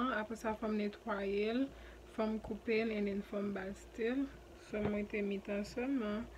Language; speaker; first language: French; non-native, local second language; Haitian Creole